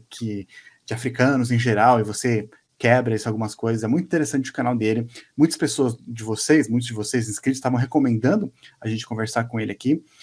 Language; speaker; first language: Portuguese; native; Portuguese